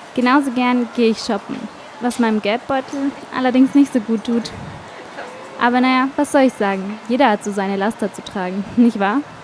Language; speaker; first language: German; native; German